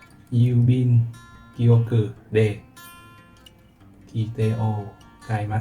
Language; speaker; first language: Japanese; non-native, learner; Vietnamese